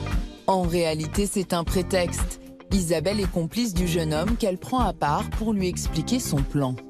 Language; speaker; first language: French; native; French